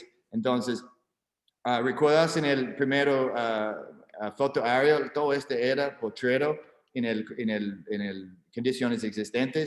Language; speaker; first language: Spanish; non-native, learner; English